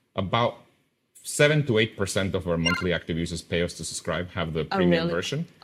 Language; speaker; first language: English; non-native, fluent; Spanish